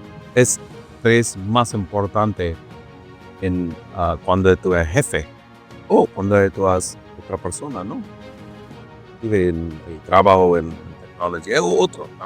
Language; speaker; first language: Spanish; non-native, learner; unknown